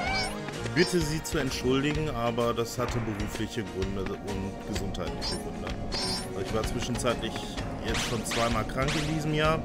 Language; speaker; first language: German; native; German